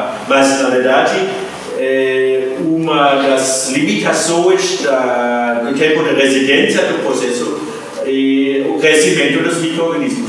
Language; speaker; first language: Portuguese; non-native, fluent; German